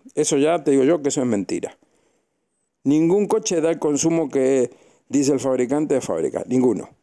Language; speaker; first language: Spanish; native; Spanish